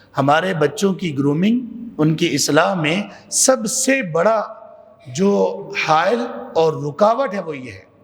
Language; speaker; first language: Urdu; non-native, local second language; Punjabi